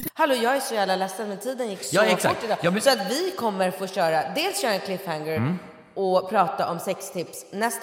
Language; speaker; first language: Swedish; native; Swedish